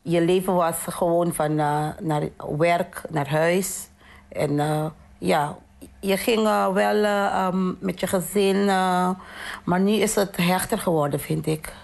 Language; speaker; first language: Dutch; non-native, fluent; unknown